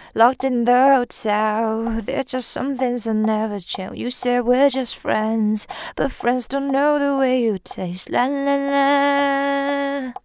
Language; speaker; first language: English; non-native, fluent; Chinese